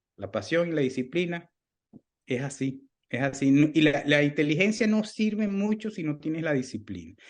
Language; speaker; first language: Spanish; native; Spanish